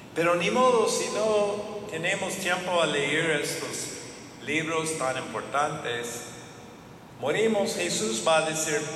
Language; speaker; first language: Spanish; non-native, fluent; English